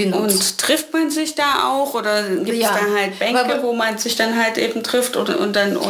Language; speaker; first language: German; native; German